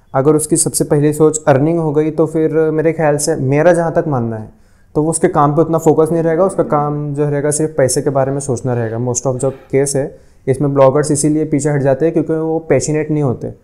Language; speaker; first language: Hindi; non-native, local second language; Urdu